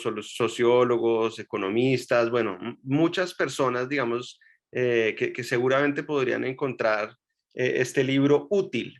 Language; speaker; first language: Spanish; native; Spanish